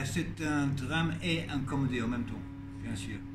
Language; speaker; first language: French; non-native, learner; English